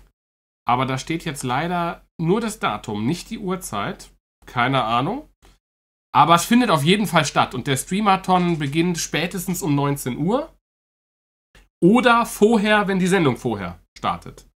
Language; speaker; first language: German; native; German